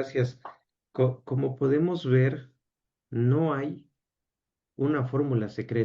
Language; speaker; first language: Spanish; native; Spanish